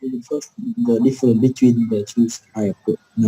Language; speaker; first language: English; non-native, learner; Vietnamese